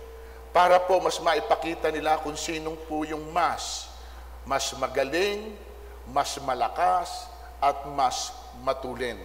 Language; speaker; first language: Filipino; native; Filipino